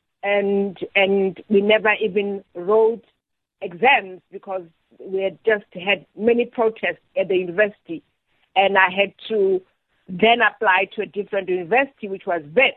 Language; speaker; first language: English; non-native, local second language; Southern Sotho